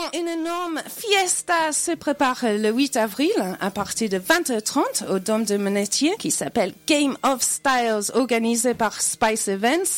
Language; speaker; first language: French; native; French